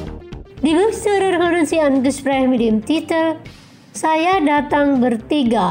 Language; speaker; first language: German; non-native, fluent; Indonesian